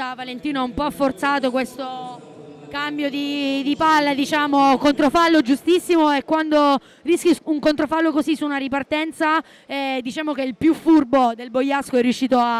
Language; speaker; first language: Italian; native; Italian